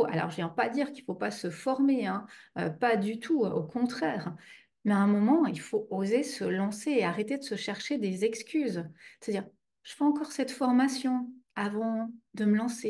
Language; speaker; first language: French; native; French